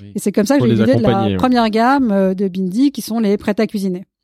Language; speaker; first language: French; non-native, fluent; Malayalam